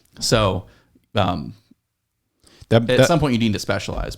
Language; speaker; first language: English; native; English